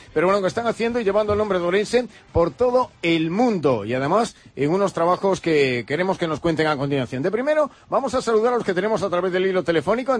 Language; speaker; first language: Spanish; native; Spanish